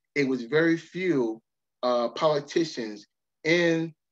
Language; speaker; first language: English; native; English